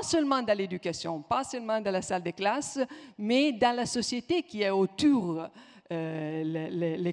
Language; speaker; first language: French; non-native, fluent; Italian